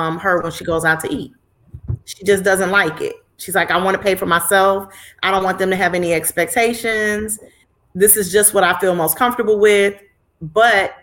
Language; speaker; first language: English; native; English